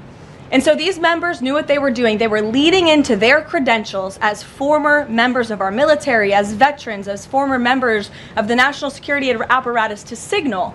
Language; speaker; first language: English; native; English